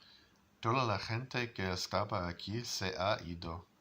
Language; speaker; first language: Spanish; non-native, learner; English